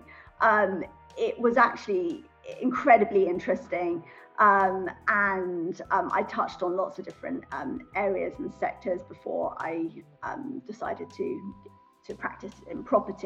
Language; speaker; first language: English; native; English